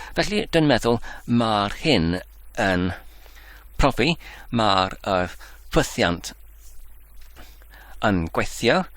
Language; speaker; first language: Welsh; non-native, learner; Dutch